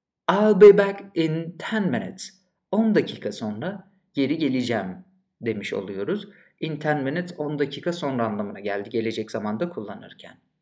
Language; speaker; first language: Turkish; native; Turkish